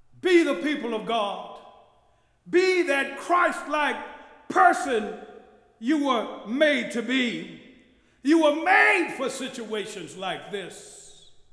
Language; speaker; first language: English; native; English